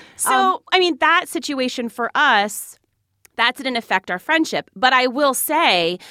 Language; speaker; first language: English; native; English